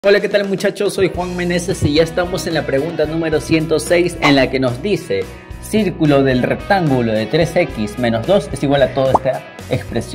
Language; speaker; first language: Spanish; native; Spanish